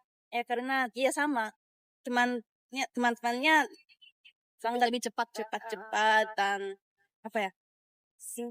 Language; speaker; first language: Indonesian; non-native, learner; Japanese